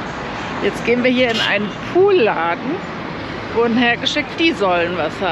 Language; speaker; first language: German; native; German